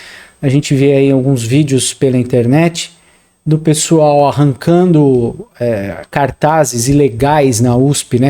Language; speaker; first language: Portuguese; native; Portuguese